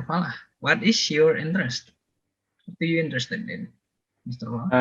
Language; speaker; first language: English; non-native, learner; Indonesian